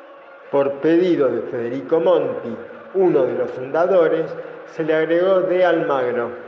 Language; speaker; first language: Spanish; native; Spanish